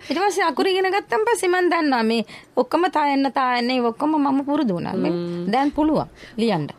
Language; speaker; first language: Sinhala; non-native, local second language; Tamil